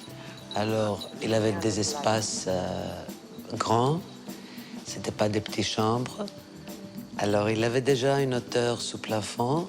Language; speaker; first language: French; non-native, fluent; Greek